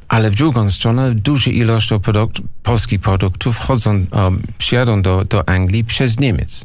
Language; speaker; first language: Polish; non-native, learner; English